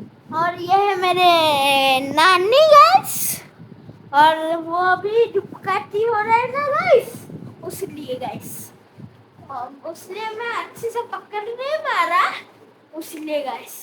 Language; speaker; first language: Hindi; non-native, local second language; Odia